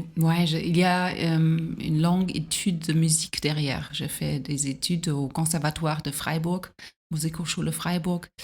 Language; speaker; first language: French; non-native, fluent; German